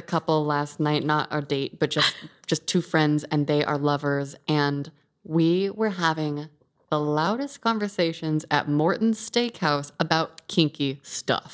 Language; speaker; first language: English; native; English